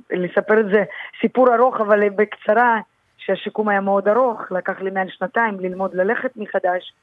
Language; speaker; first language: Hebrew; early bilingual, other home language; Russian